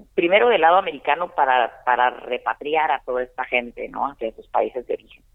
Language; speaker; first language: Spanish; native; Spanish